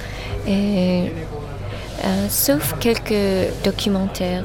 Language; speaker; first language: French; non-native, fluent; English